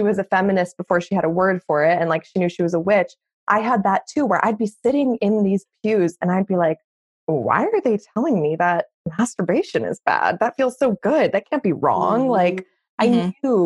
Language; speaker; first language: English; native; English